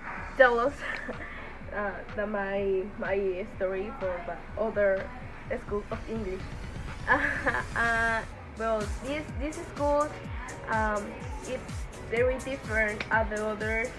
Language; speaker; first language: English; non-native, learner; Spanish